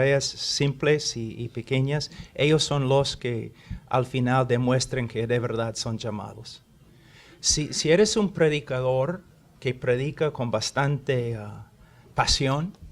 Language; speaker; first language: Spanish; non-native, fluent; English